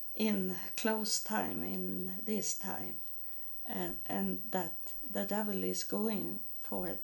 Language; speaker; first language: English; non-native, learner; Swedish